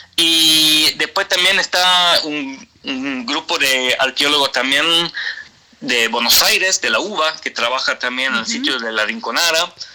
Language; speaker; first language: Spanish; non-native, fluent; Swedish